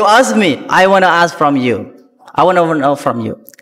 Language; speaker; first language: English; non-native, fluent; Indonesian